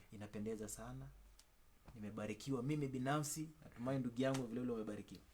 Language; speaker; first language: Swahili; non-native, local second language; Luyia